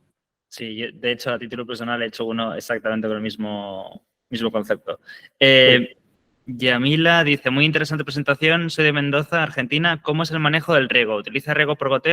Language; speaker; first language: Spanish; native; Spanish